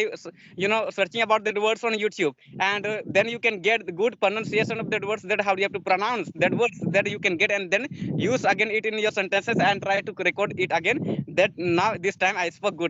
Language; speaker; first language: English; non-native, learner; Santali